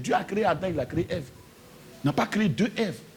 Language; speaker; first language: French; native; French